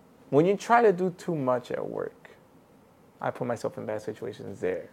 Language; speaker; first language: English; early bilingual, other home language; Spanish